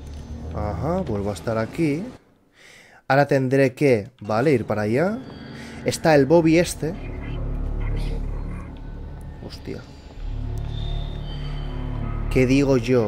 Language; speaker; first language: Spanish; native; Spanish